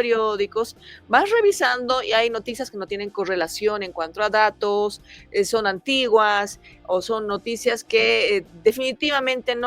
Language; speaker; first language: Spanish; native; Spanish